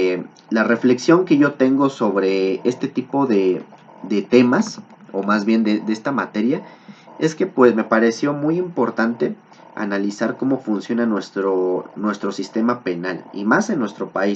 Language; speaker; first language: Spanish; native; Spanish